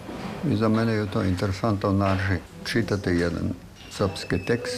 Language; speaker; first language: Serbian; non-native, fluent; German